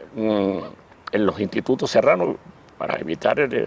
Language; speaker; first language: Spanish; native; Spanish